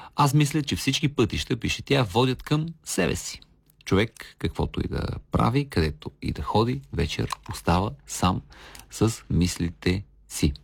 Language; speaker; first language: Bulgarian; native; Bulgarian